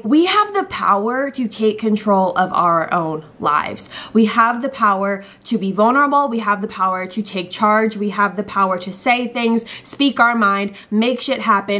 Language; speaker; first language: English; native; English